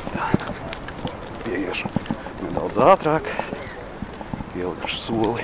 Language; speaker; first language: Latvian; native; Latvian